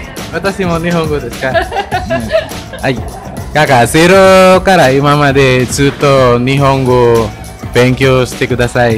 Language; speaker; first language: Japanese; non-native, learner; Indonesian